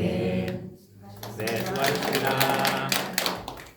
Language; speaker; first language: Korean; native; Korean